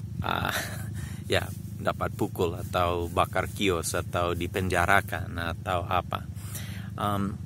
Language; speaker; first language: Indonesian; non-native, fluent; English